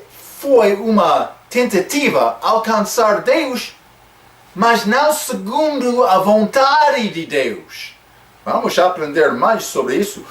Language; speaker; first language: Portuguese; non-native, fluent; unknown